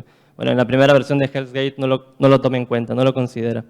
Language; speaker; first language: Spanish; native; Spanish